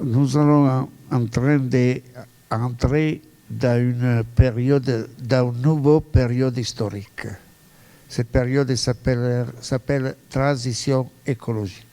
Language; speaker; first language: French; non-native, fluent; Italian